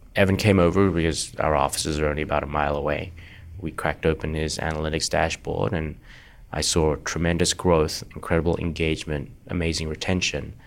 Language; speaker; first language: English; native; English